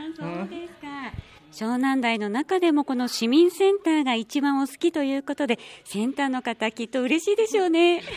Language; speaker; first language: Japanese; native; Japanese